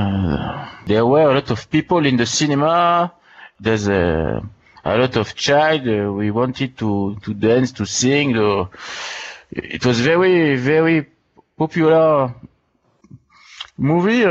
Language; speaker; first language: English; non-native, learner; French